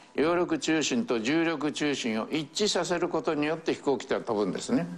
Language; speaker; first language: Japanese; native; Japanese